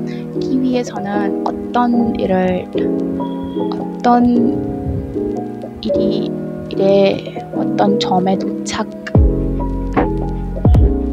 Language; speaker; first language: Korean; non-native, learner; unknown